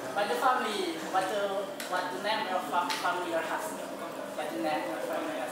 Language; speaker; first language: English; non-native, learner; Indonesian